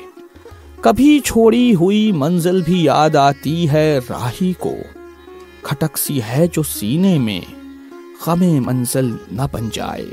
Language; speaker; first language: Urdu; native; Urdu